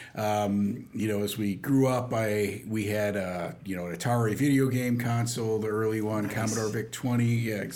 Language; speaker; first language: English; native; English